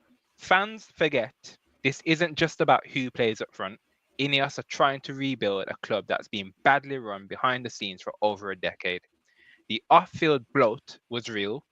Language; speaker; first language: English; native; English